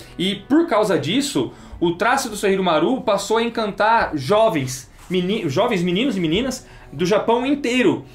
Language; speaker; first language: Portuguese; native; Portuguese